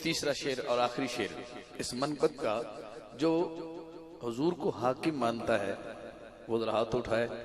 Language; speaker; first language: Urdu; non-native, local second language; Punjabi